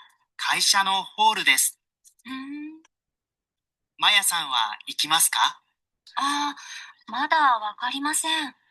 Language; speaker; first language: Japanese; non-native, learner; Sinhala